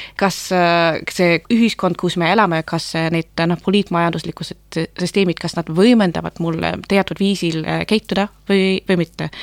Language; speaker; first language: Estonian; non-native, fluent; German